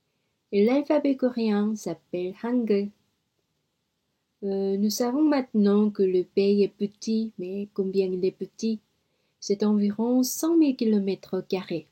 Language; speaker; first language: French; non-native, learner; Korean